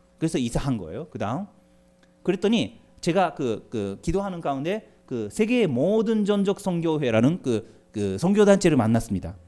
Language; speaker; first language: Korean; non-native, fluent; Japanese